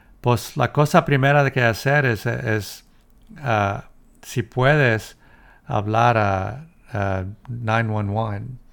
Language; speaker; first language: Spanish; early bilingual, heritage; Spanish